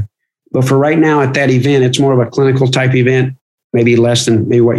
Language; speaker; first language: English; native; English